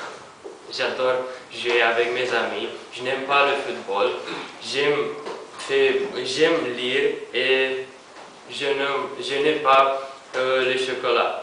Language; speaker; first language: French; non-native, learner; Romanian